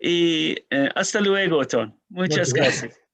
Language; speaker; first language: Spanish; non-native, learner; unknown